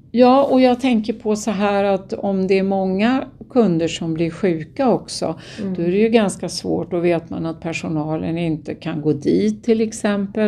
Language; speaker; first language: Swedish; native; Swedish